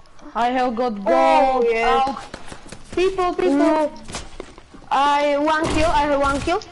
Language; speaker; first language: English; non-native, learner; Slovak